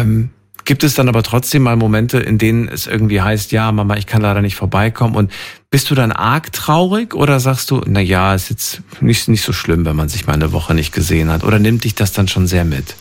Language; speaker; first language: German; native; German